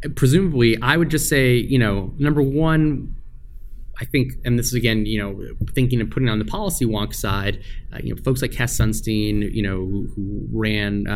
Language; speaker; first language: English; native; English